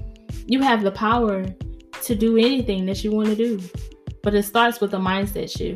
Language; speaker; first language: English; native; English